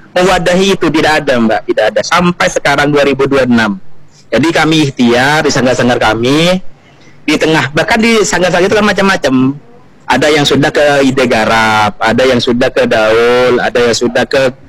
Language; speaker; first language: Indonesian; non-native, local second language; Madurese